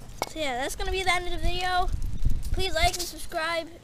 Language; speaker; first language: English; native; English